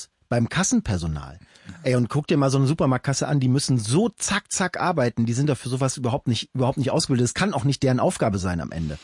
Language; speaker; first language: German; native; German